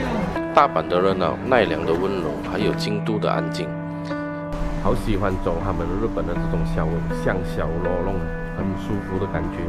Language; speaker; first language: Chinese; native; Chinese